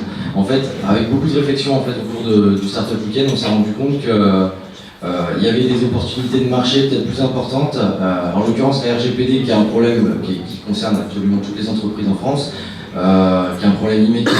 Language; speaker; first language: French; native; French